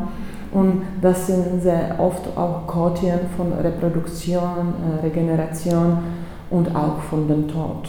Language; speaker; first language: German; non-native, fluent; Czech